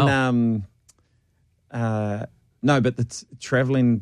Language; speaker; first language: English; native; English